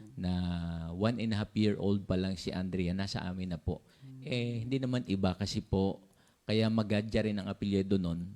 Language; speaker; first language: Filipino; native; Filipino